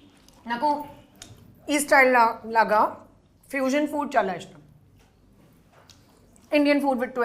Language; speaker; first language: Telugu; non-native, learner; Hindi